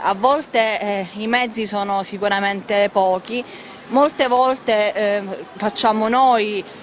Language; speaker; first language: Italian; native; Italian